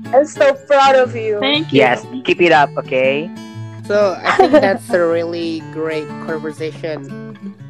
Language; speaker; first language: English; non-native, fluent; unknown